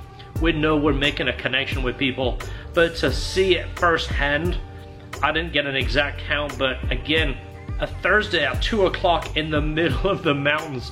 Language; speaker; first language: English; native; English